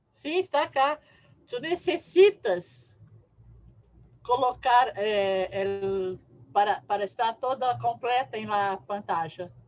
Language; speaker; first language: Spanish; non-native, learner; Portuguese